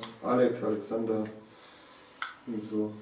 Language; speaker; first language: German; native; German